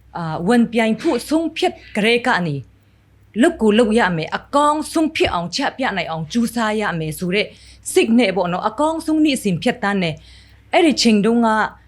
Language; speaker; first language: Burmese; non-native, local second language; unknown